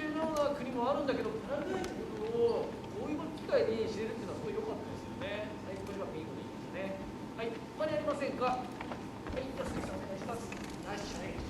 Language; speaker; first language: Japanese; native; Japanese